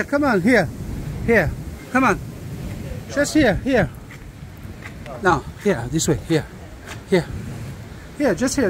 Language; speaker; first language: English; non-native, fluent; French